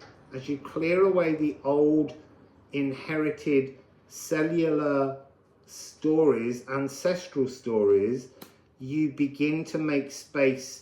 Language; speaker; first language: English; native; English